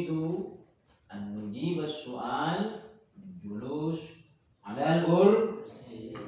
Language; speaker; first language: Arabic; non-native, fluent; Indonesian